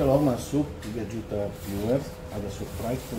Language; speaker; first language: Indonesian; non-native, learner; English